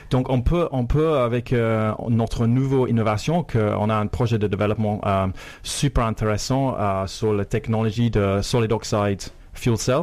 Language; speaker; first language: French; non-native, fluent; English